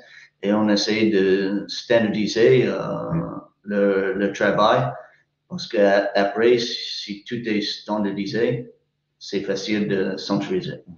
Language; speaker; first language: French; non-native, fluent; English